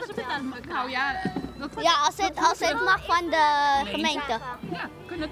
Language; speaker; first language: Dutch; early bilingual, other home language; Arabic